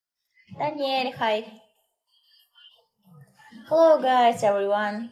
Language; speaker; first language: English; non-native, learner; Russian